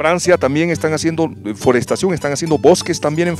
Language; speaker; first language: Spanish; native; Spanish